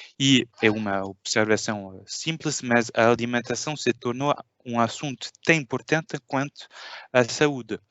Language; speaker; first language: Portuguese; early bilingual, heritage; French